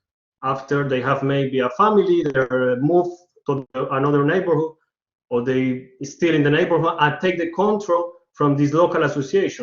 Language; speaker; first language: English; non-native, learner; Spanish